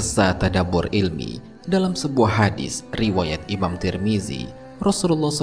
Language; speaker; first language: Indonesian; native; Indonesian